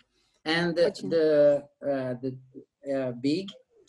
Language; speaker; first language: English; non-native, learner; French